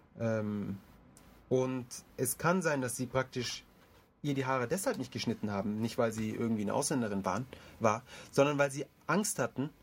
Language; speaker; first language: German; early bilingual, other home language; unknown